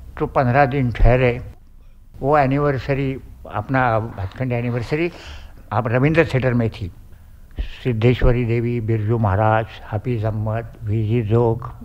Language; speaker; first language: Hindi; non-native, local second language; Marathi